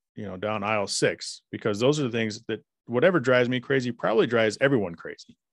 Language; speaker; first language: English; native; English